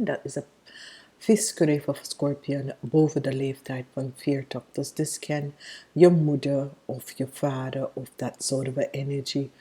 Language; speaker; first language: Dutch; non-native, fluent; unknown